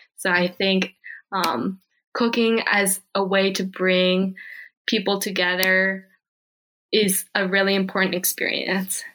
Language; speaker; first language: English; early bilingual, other home language; Korean